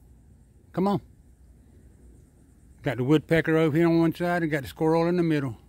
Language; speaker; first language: English; native; English